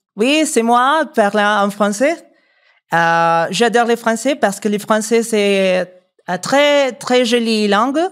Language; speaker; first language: French; non-native, learner; Spanish